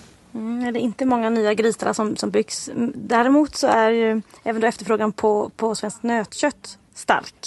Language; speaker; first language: Swedish; native; Swedish